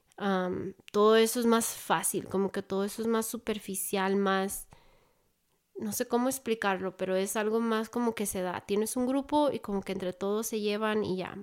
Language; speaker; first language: Spanish; native; Spanish